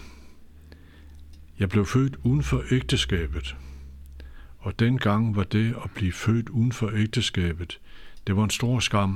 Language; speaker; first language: Danish; native; Danish